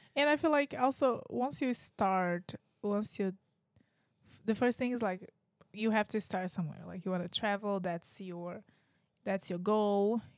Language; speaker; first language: English; non-native, fluent; Portuguese